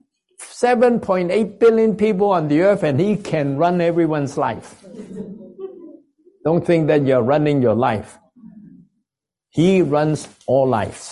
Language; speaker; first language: English; non-native, local second language; Cantonese